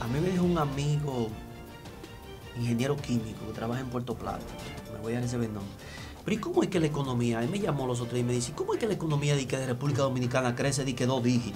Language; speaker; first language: Spanish; native; Spanish